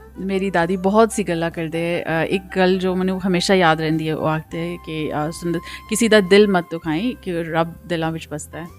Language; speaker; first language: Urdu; early bilingual, heritage; Urdu